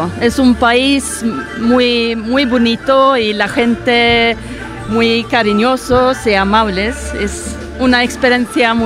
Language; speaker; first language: Spanish; non-native, fluent; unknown